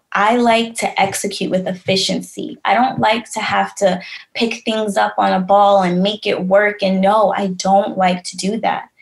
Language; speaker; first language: English; native; English